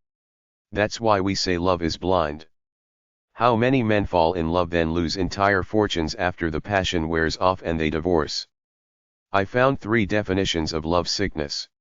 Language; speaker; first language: English; native; English